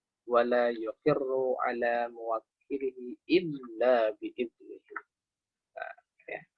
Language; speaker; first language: Arabic; non-native, fluent; Indonesian